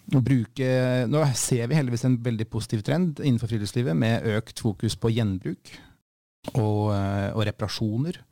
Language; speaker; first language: Norwegian; native; Norwegian